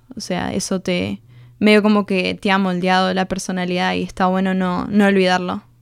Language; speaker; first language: Spanish; native; Spanish